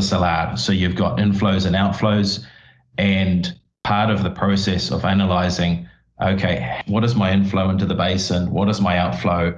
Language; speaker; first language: English; native; English